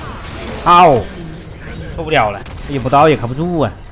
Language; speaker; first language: Chinese; native; Chinese